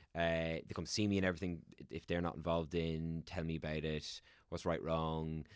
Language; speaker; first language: English; native; English